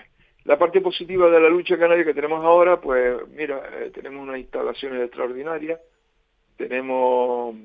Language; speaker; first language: Spanish; native; Spanish